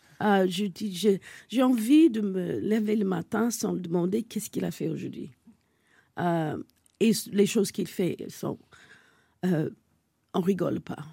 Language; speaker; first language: French; non-native, fluent; English